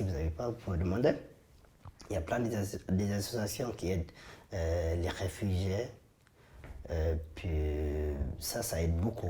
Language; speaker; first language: French; non-native, fluent; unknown